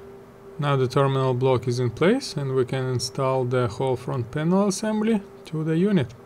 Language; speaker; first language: English; non-native, fluent; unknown